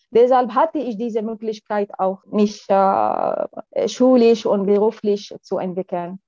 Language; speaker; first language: German; non-native, fluent; Arabic